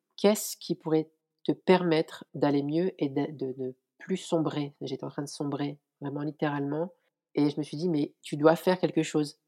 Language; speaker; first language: French; native; French